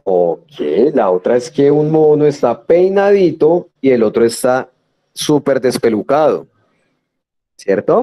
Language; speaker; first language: Spanish; native; Spanish